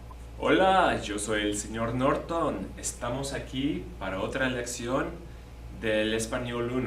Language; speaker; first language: Spanish; non-native, fluent; English